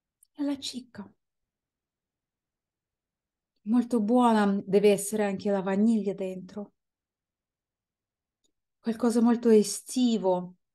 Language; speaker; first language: Italian; non-native, fluent; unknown